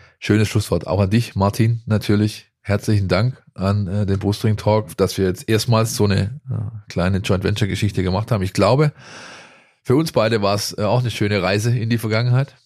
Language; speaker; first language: German; native; German